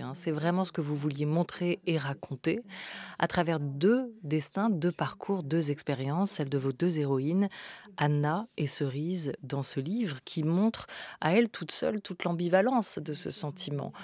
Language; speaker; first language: French; native; French